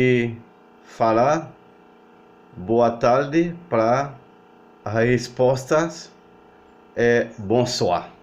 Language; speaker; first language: Portuguese; non-native, learner; Haitian Creole